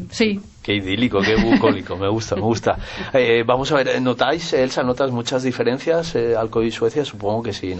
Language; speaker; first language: Spanish; native; Spanish